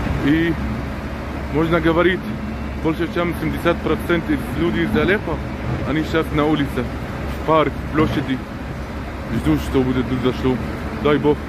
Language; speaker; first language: Russian; non-native, learner; Arabic